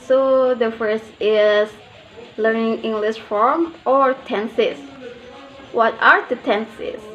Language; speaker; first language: English; non-native, learner; Indonesian